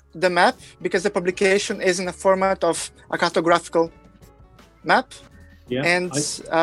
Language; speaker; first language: English; non-native, fluent; Portuguese